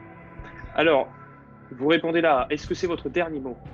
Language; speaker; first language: French; native; French